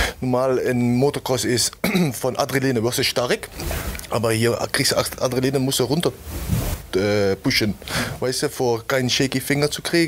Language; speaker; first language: German; non-native, learner; Dutch